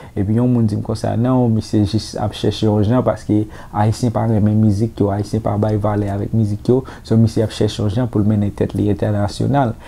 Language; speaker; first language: Haitian Creole; early bilingual, heritage; Haitian Creole